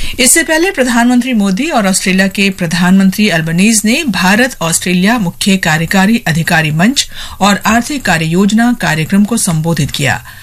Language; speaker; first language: Hindi; non-native, local second language; Assamese